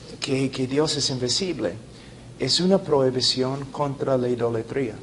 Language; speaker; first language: Spanish; non-native, fluent; English